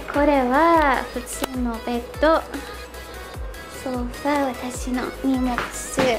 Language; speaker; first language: Japanese; non-native, fluent; English